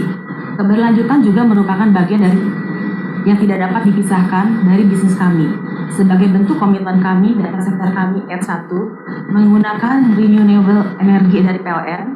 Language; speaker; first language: Indonesian; native; Indonesian